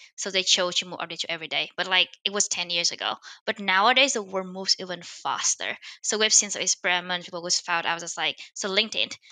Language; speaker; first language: English; non-native, fluent; Vietnamese